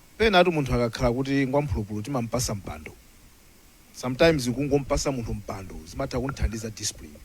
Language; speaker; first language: Nyanja; non-native, local second language; Tumbuka